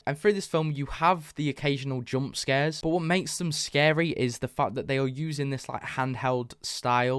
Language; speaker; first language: English; native; English